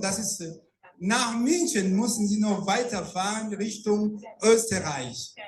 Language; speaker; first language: German; non-native, fluent; Rundi